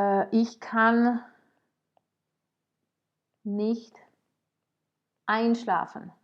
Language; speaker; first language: German; non-native, fluent; French